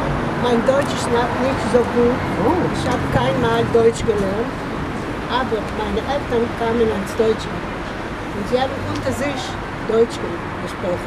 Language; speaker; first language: German; early bilingual, heritage; Hebrew